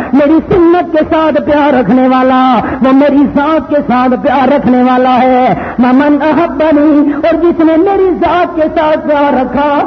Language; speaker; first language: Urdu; non-native, local second language; Punjabi